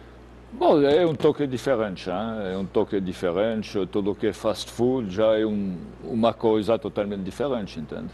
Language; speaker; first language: Portuguese; non-native, fluent; French